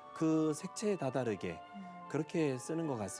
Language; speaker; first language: Korean; native; Korean